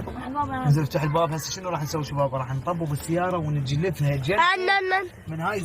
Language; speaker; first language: Arabic; native; Arabic